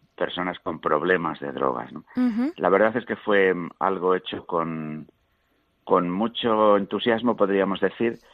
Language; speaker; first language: Spanish; native; Spanish